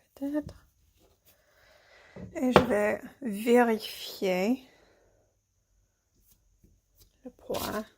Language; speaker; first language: French; non-native, fluent; English